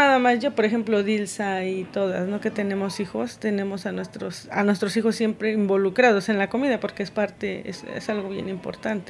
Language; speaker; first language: Spanish; native; Spanish